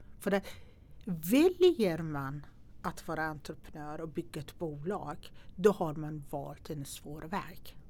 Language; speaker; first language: Swedish; non-native, fluent; Persian